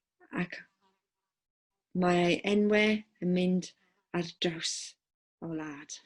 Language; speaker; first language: Welsh; non-native, local second language; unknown